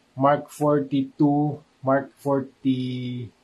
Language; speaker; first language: English; non-native, local second language; Filipino